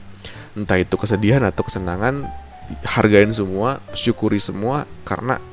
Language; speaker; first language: Indonesian; native; Indonesian